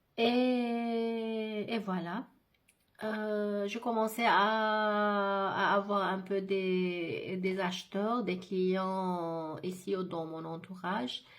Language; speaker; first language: French; non-native, local second language; Arabic